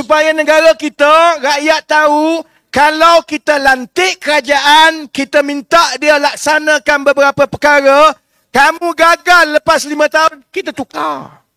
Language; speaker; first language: Malay; native; Malay